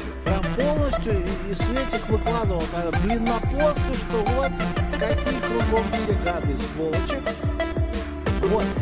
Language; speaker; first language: Russian; native; Russian